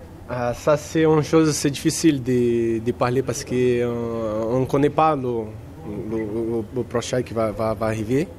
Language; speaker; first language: French; non-native, fluent; Czech